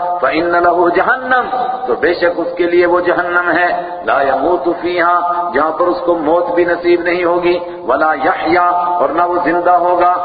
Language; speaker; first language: Urdu; native; Urdu